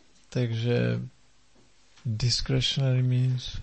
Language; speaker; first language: English; non-native, fluent; Czech